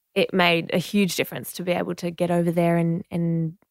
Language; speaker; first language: English; non-native, local second language; French